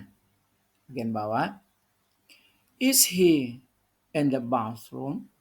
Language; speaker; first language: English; non-native, fluent; Indonesian